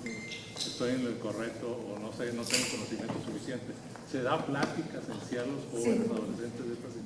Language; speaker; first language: Spanish; native; Spanish